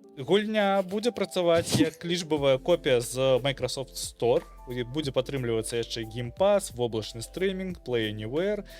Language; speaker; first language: Belarusian; non-native, local second language; Russian